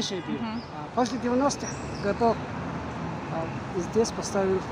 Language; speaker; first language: Russian; non-native, fluent; Mongolian